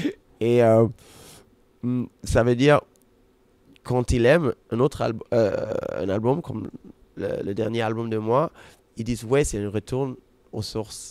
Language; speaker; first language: French; non-native, fluent; German